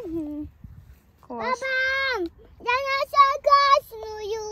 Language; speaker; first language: Russian; early bilingual, heritage; Russian